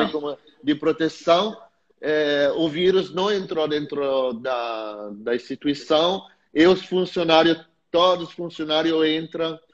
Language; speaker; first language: Portuguese; non-native, fluent; Italian